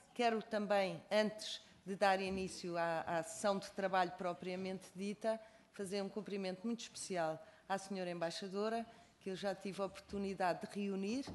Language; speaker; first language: Portuguese; native; Portuguese